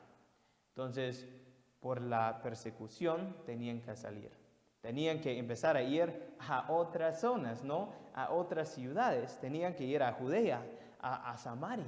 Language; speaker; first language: Spanish; non-native, fluent; English